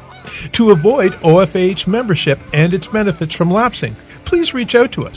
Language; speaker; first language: English; native; English